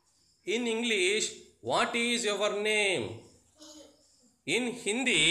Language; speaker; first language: English; non-native, local second language; Telugu